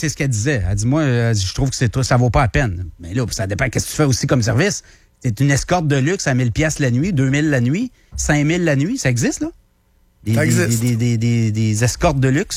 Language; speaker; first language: French; native; French